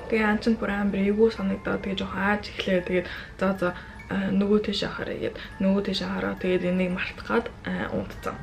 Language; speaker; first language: Mongolian; early bilingual, heritage; Mongolian